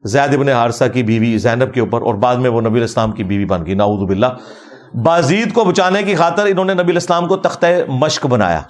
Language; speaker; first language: Urdu; non-native, local second language; Punjabi